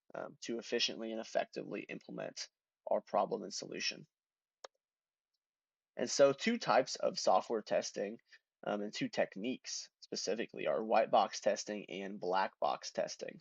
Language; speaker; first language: English; native; English